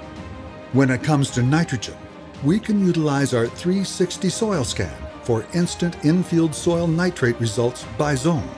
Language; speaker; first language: English; native; English